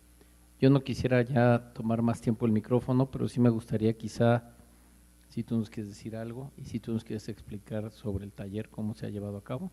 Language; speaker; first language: Spanish; native; Spanish